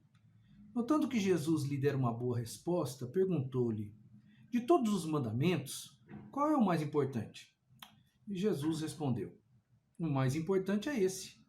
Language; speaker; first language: Portuguese; native; Portuguese